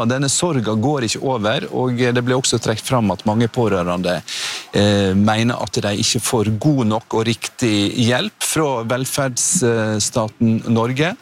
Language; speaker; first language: Norwegian; native; Norwegian